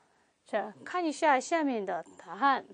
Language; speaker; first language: Chinese; non-native, fluent; Korean